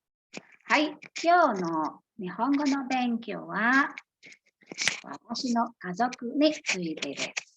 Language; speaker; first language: Japanese; non-native, fluent; Indonesian